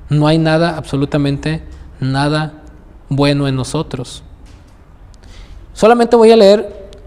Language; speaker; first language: Spanish; native; Spanish